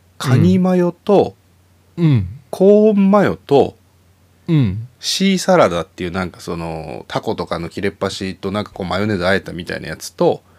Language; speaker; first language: Japanese; native; Japanese